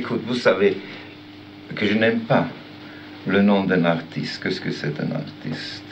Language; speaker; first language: French; non-native, learner; German